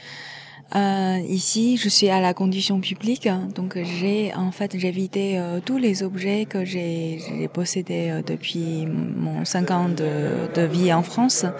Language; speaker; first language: French; non-native, fluent; Chinese